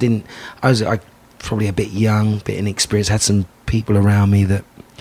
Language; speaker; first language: English; native; English